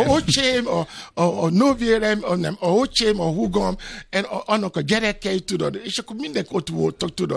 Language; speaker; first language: Hungarian; non-native, fluent; Yoruba